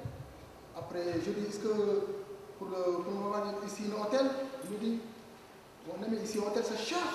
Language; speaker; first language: French; non-native, learner; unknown